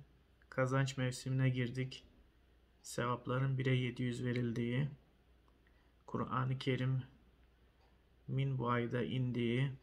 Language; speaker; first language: Turkish; native; Turkish